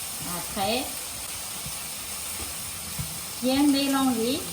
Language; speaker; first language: French; non-native, local second language; Chinese